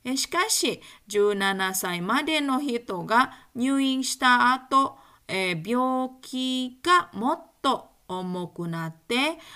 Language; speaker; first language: Japanese; non-native, fluent; Indonesian